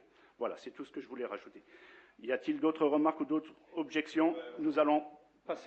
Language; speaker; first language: French; native; French